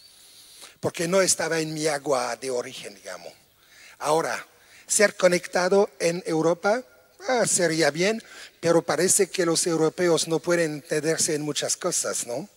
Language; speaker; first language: Spanish; non-native, fluent; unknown